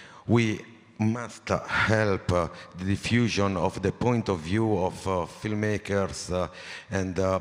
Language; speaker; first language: English; non-native, learner; Italian